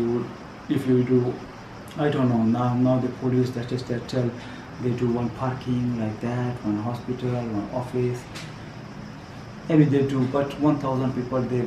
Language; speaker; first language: English; non-native, learner; Persian